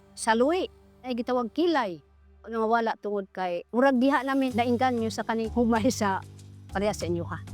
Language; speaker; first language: Cebuano; non-native, local second language; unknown